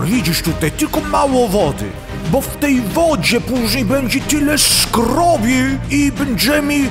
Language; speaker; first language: Polish; early bilingual, heritage; Polish